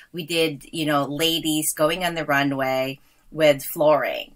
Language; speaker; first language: English; native; English